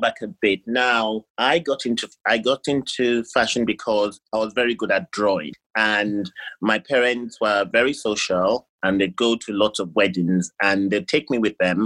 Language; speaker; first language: English; non-native, local second language; Yoruba